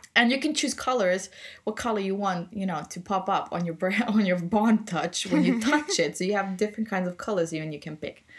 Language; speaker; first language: English; non-native, fluent; German